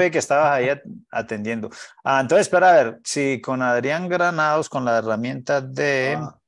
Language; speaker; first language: Spanish; native; Spanish